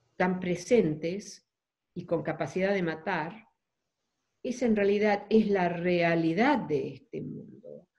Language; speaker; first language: Spanish; non-native, fluent; Dutch